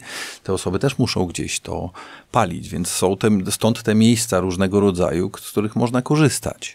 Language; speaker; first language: Polish; native; Polish